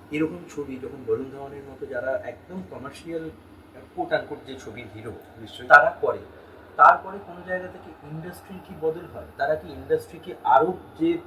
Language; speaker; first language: Bangla; native; Bangla